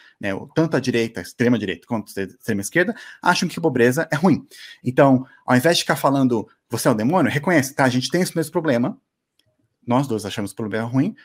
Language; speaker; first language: Portuguese; native; Portuguese